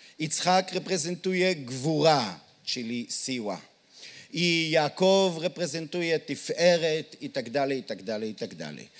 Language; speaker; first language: Polish; non-native, learner; Hebrew